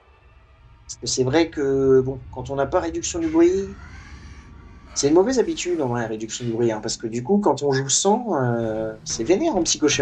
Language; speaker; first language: French; native; French